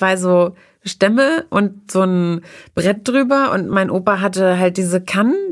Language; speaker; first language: German; native; German